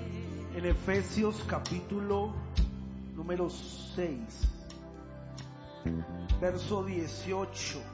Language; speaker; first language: Spanish; native; Spanish